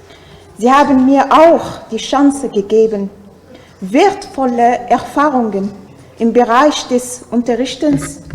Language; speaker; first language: German; non-native, fluent; Arabic